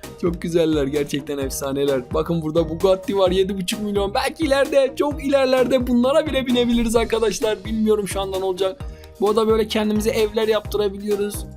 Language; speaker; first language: Turkish; native; Turkish